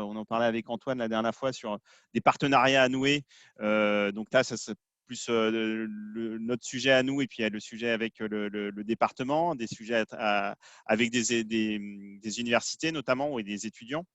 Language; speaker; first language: French; native; French